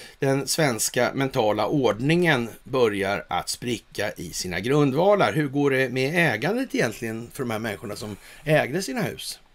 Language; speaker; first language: Swedish; native; Swedish